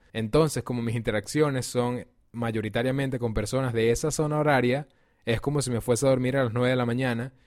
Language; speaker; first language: Spanish; native; Spanish